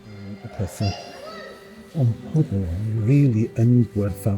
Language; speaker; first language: Welsh; non-native, local second language; English